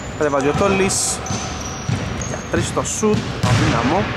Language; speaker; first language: Greek; native; Greek